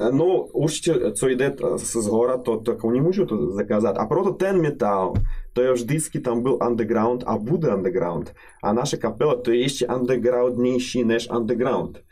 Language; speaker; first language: Czech; non-native, fluent; Russian